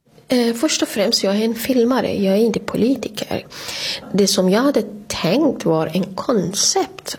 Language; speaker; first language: Swedish; non-native, fluent; Persian